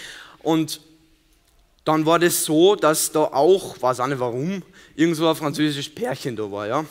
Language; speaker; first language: German; native; German